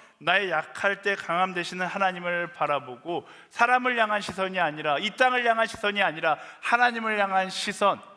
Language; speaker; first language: Korean; native; Korean